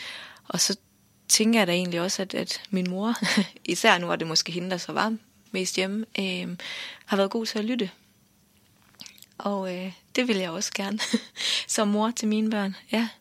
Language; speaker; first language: Danish; native; Danish